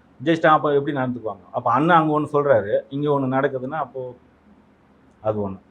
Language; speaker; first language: Tamil; non-native, local second language; Telugu